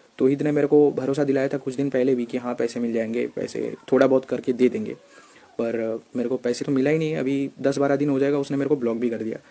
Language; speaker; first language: Hindi; non-native, local second language; Bangla